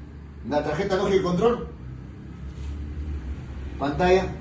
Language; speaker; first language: Spanish; native; Spanish